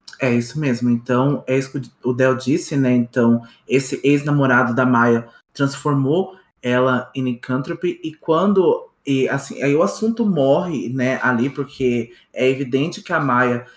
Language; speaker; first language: Portuguese; native; Portuguese